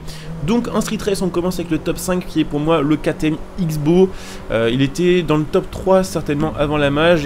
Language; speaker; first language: French; native; French